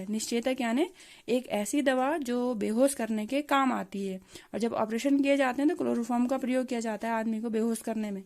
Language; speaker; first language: Hindi; native; Hindi